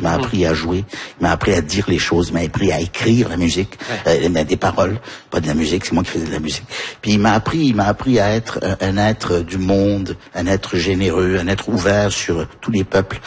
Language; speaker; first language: French; early bilingual, heritage; French